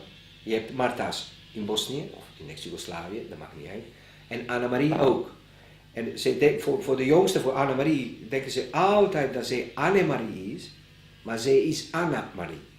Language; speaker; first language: Dutch; non-native, fluent; Bosnian